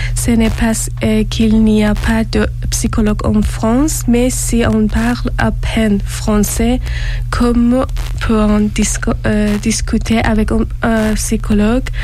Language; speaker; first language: French; non-native, learner; Persian